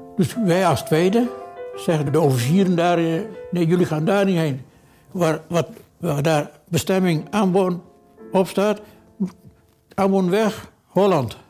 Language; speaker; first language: Dutch; early bilingual, other home language; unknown